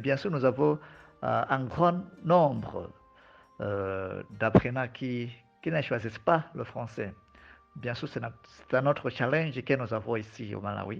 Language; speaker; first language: French; non-native, fluent; Nyanja